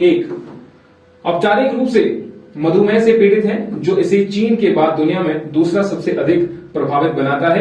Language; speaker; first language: Hindi; native; Hindi